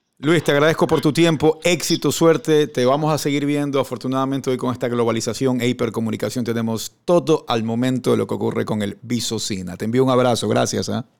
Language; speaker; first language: Spanish; native; Spanish